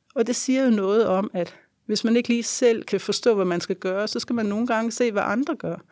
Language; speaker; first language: Danish; native; Danish